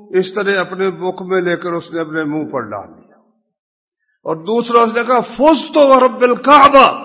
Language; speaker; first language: Urdu; non-native, local second language; Punjabi